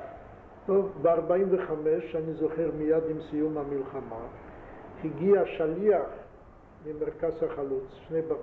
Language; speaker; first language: Hebrew; non-native, fluent; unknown